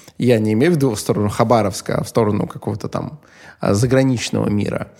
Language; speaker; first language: Russian; native; Russian